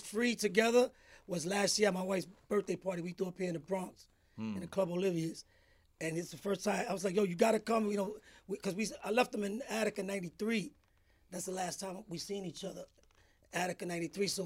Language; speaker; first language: English; early bilingual, other home language; Spanish